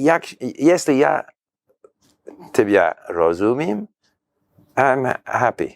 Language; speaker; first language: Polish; non-native, learner; English